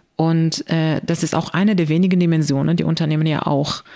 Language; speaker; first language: German; non-native, fluent; Arabic